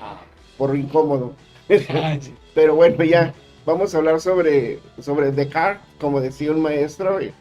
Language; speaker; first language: Spanish; native; Spanish